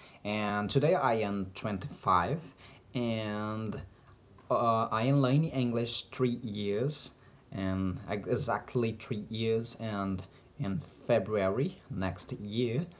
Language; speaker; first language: English; non-native, learner; Portuguese